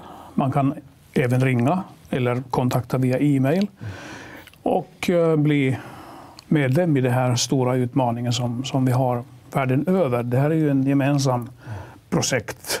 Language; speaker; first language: Swedish; non-native, local second language; Finnish